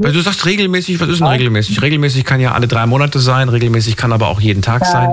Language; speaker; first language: German; native; German